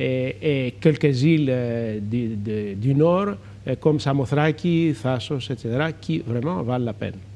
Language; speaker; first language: French; non-native, fluent; Greek